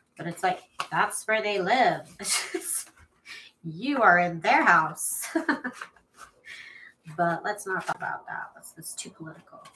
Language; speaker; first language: English; native; English